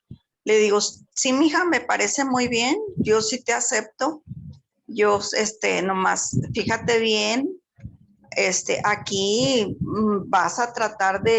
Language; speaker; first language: Spanish; native; Spanish